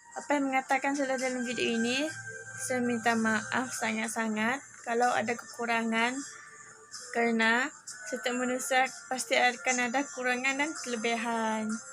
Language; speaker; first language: Malay; native; Malay